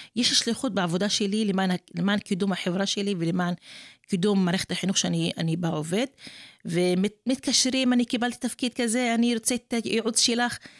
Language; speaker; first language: Hebrew; non-native, local second language; Arabic